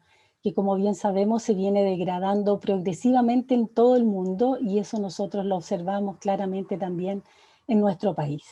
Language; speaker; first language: Spanish; native; Spanish